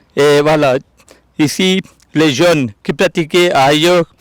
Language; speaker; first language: French; non-native, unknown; Urdu